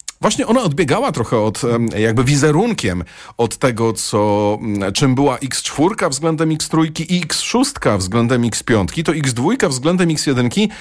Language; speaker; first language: Polish; native; Polish